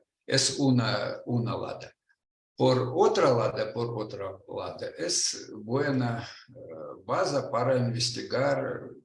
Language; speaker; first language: Spanish; non-native, learner; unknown